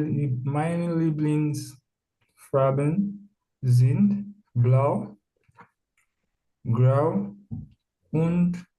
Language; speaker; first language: German; non-native, learner; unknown